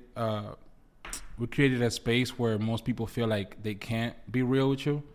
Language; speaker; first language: English; early bilingual, other home language; Spanish